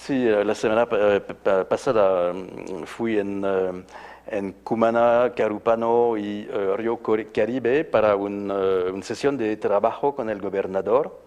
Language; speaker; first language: Spanish; non-native, fluent; French